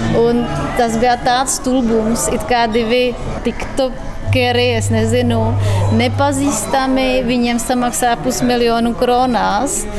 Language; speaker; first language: Latvian; non-native, fluent; Czech